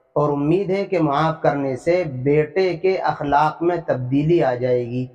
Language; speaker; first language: Urdu; native; Urdu